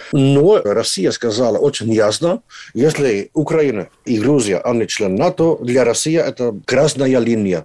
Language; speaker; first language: Russian; non-native, learner; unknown